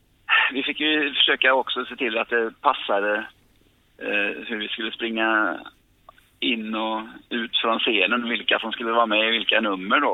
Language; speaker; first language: Swedish; native; Swedish